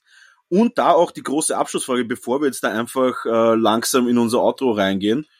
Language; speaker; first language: German; native; German